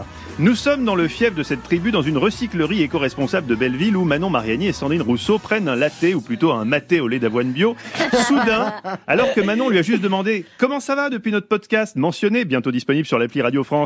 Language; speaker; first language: French; native; French